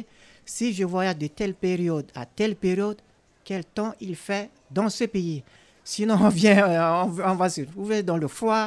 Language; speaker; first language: French; non-native, local second language; Sango